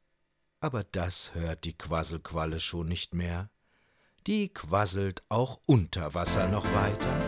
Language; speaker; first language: German; native; German